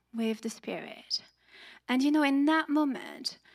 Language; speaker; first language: English; non-native, fluent; French